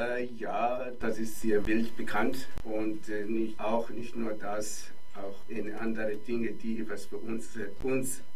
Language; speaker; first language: German; non-native, fluent; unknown